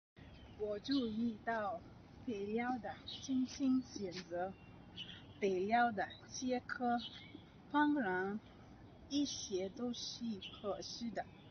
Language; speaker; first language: Chinese; non-native, learner; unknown